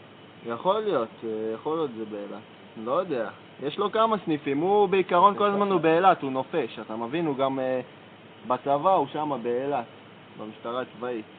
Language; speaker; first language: Hebrew; native; Hebrew